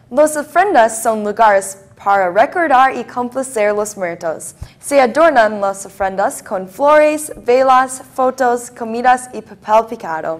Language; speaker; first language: Spanish; non-native, learner; English